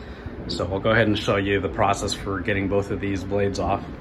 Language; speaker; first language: English; native; English